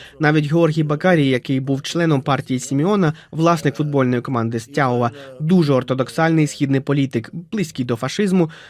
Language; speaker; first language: Ukrainian; non-native, fluent; Romanian